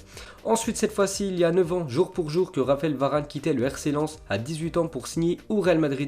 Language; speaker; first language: French; native; French